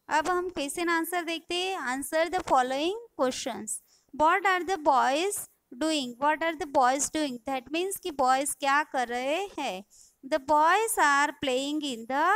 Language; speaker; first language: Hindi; non-native, local second language; Gujarati